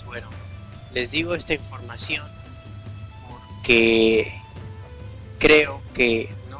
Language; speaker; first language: Spanish; native; Spanish